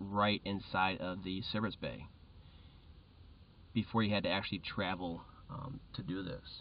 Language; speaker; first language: English; native; English